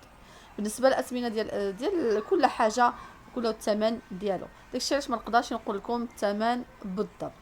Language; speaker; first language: Arabic; native; Arabic